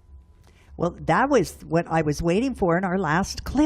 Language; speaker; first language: English; native; English